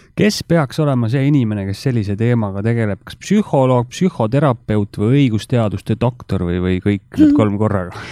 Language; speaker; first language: Estonian; native; Estonian